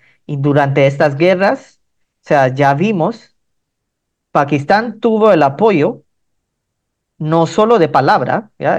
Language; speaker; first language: Spanish; non-native, fluent; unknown